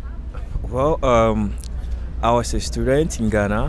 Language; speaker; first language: English; native; English